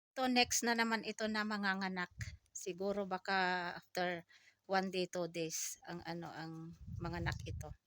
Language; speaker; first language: Filipino; non-native, local second language; Iloko